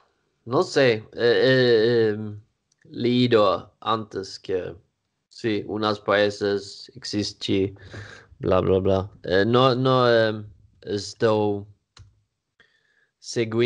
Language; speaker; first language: Portuguese; non-native, learner; Swedish